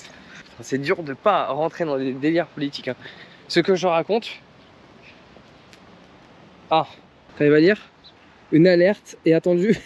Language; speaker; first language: French; native; French